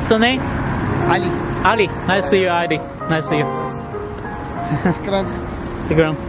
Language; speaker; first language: English; non-native, learner; Chinese